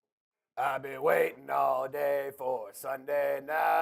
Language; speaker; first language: English; native; English